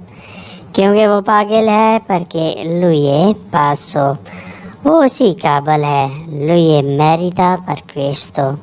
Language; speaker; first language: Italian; non-native, learner; Urdu